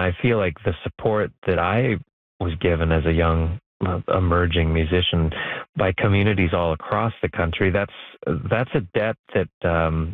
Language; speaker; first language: English; native; English